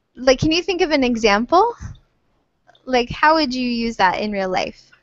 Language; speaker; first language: English; native; English